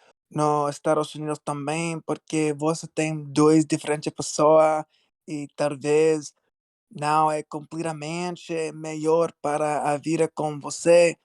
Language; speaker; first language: Portuguese; non-native, learner; English